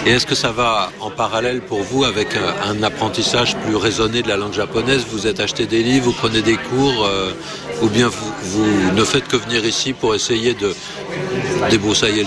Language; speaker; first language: French; native; French